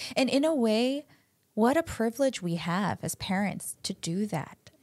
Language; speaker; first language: English; early bilingual, other home language; Korean